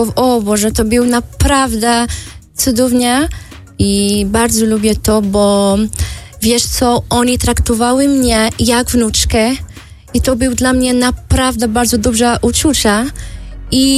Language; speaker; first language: Polish; non-native, learner; Arabic